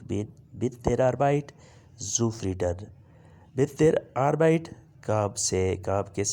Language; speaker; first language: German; non-native, fluent; Urdu